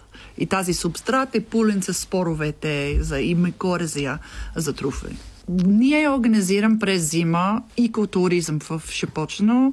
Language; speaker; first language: Bulgarian; non-native, learner; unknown